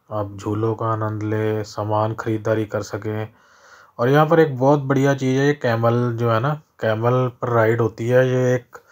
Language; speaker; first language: Hindi; non-native, local second language; Punjabi